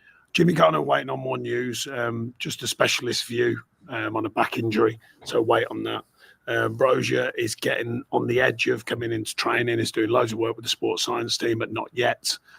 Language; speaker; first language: English; native; English